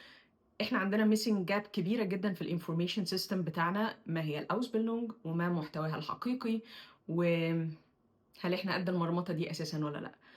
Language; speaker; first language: Arabic; native; Arabic